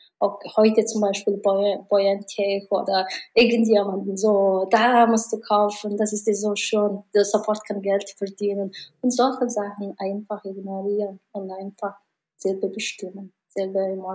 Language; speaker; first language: German; non-native, learner; Mongolian